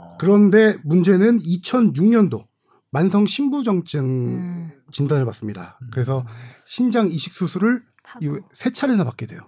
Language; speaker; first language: Korean; native; Korean